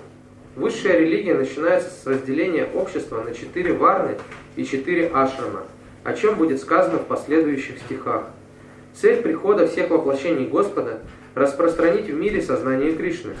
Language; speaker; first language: Russian; native; Russian